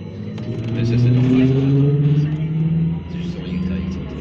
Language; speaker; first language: French; early bilingual, heritage; English